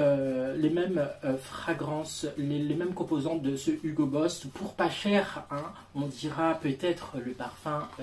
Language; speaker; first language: French; native; French